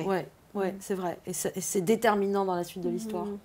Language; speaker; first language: French; native; French